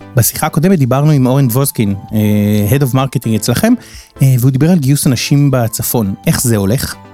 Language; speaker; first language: Hebrew; native; Hebrew